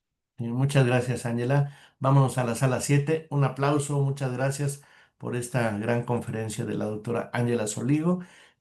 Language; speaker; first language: Spanish; native; Spanish